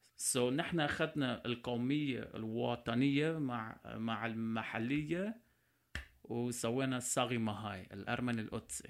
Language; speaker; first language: Arabic; non-native, local second language; Armenian